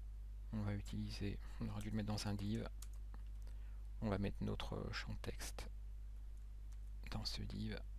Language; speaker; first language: French; native; French